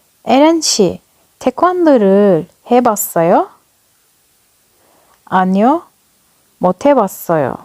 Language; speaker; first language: Korean; non-native, fluent; Turkish